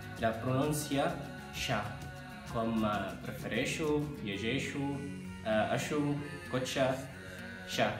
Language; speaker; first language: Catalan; non-native, learner; Arabic